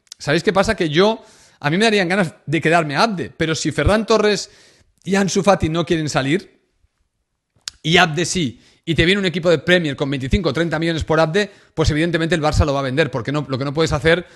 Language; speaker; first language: Spanish; native; Spanish